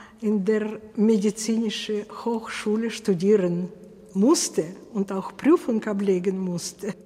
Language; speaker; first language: German; non-native, fluent; Russian